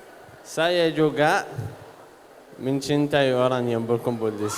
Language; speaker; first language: Indonesian; non-native, learner; Arabic